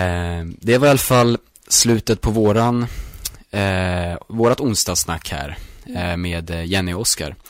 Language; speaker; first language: Swedish; native; Swedish